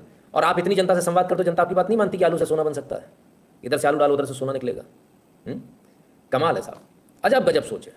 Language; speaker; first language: Hindi; native; Hindi